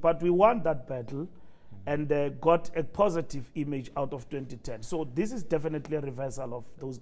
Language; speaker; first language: English; non-native, local second language; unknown